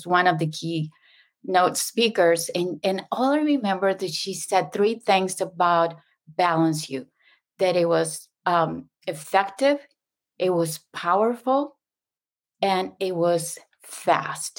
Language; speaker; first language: English; non-native, fluent; Spanish